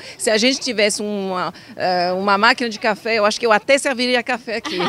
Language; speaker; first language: Portuguese; non-native, fluent; French